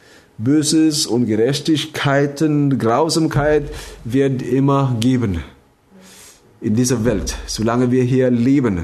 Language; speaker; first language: German; non-native, fluent; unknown